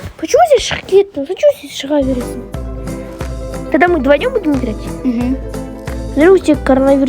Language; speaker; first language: Russian; non-native, local second language; Kazakh